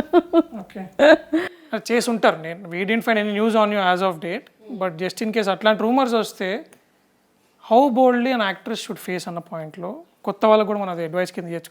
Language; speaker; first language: Telugu; native; Telugu